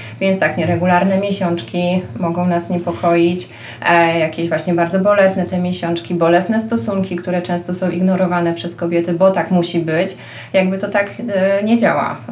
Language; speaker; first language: Polish; native; Polish